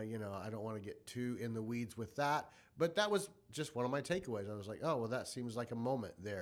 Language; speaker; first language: English; native; English